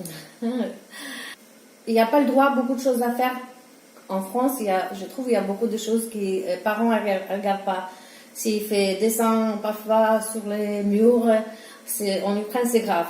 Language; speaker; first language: French; non-native, learner; Ukrainian